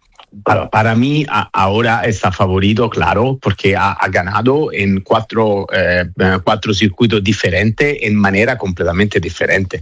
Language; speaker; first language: Spanish; non-native, fluent; Italian